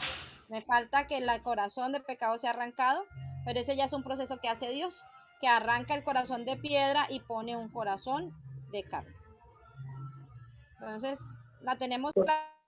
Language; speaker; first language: Spanish; native; Spanish